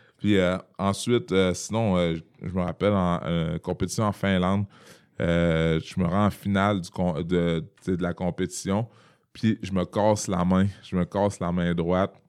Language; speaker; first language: French; native; French